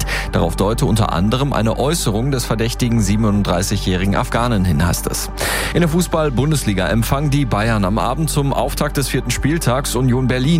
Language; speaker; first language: German; native; German